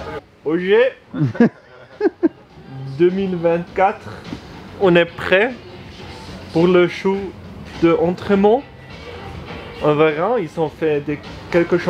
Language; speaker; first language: French; non-native, learner; German